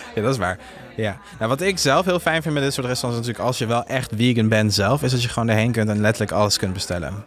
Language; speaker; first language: Dutch; non-native, fluent; French